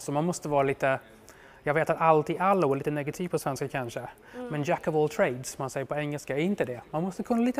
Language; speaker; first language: Swedish; non-native, fluent; English